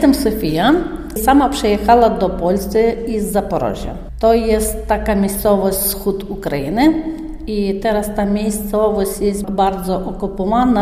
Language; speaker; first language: Polish; non-native, learner; Ukrainian